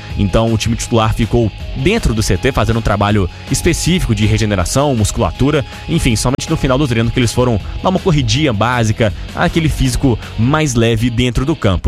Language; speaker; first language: Portuguese; native; Portuguese